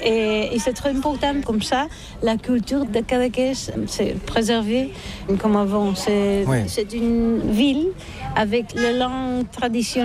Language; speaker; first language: French; non-native, learner; Catalan